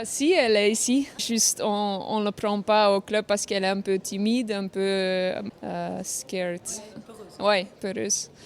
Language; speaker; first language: French; non-native, fluent; Dutch